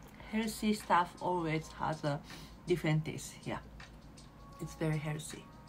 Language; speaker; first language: English; non-native, learner; Japanese